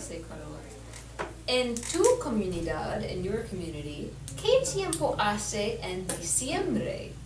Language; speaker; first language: Spanish; non-native, learner; English